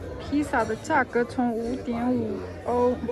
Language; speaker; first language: Chinese; native; Chinese